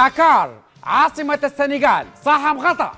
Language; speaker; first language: Arabic; native; Arabic